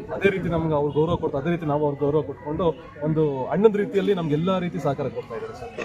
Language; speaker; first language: Kannada; native; Kannada